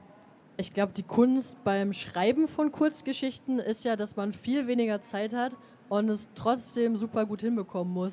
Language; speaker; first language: German; native; German